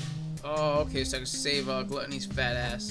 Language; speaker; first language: English; native; English